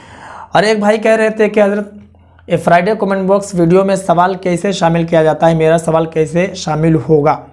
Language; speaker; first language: Hindi; native; Hindi